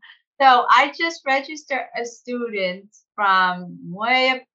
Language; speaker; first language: English; early bilingual, other home language; Portuguese